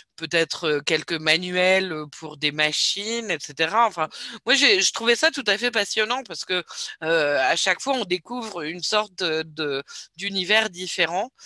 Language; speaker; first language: French; native; French